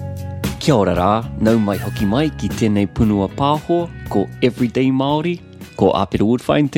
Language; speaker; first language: Māori; non-native, local second language; English